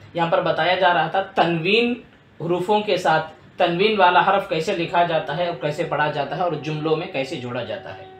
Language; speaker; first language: Urdu; native; Urdu